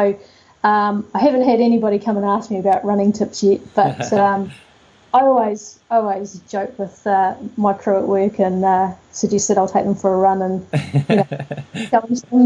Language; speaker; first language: English; native; English